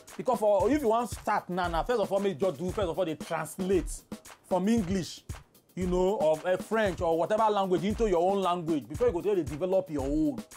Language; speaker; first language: Nigerian Pidgin; non-native, local second language; Igbo